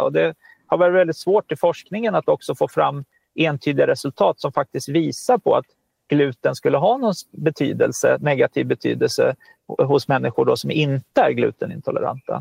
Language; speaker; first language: Swedish; native; Swedish